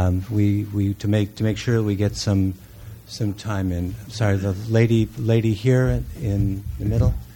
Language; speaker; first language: English; native; English